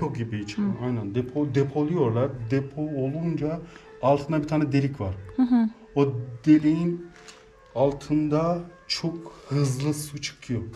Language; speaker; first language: Turkish; non-native, learner; Persian